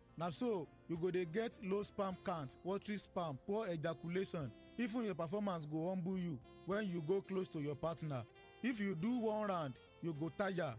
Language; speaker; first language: Nigerian Pidgin; native; Nigerian Pidgin